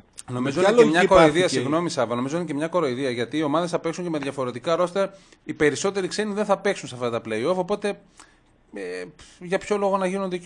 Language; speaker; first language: Greek; native; Greek